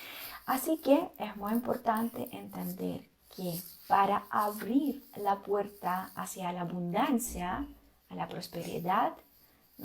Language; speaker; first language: Spanish; non-native, fluent; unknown